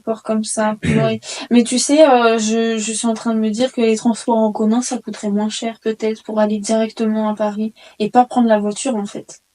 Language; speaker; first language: French; native; French